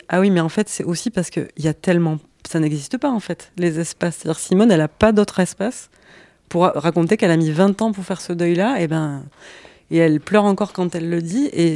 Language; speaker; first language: French; native; French